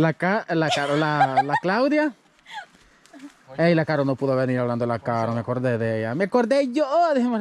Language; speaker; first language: Spanish; native; Spanish